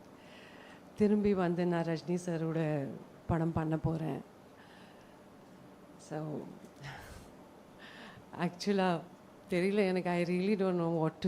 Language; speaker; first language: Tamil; non-native, fluent; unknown